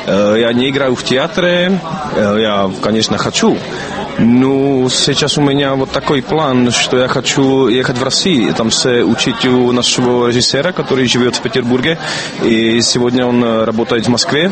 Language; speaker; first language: Russian; non-native, learner; Czech